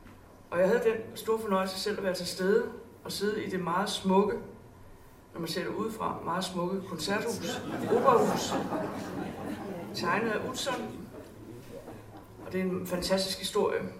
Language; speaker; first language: Danish; native; Danish